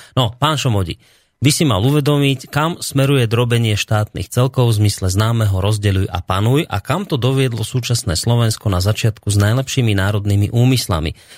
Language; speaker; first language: Slovak; native; Slovak